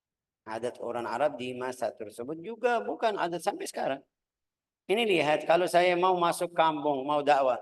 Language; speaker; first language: Indonesian; non-native, fluent; Arabic